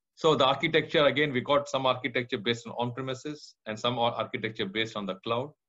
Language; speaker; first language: English; non-native, local second language; Kannada